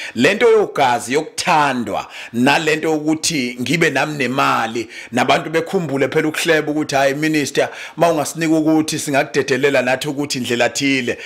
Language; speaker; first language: Zulu; native; Zulu